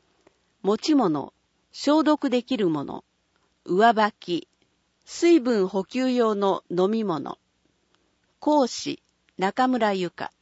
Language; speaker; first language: Japanese; native; Japanese